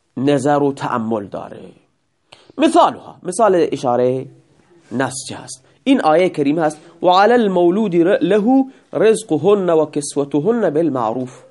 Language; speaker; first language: Persian; non-native, local second language; Baluchi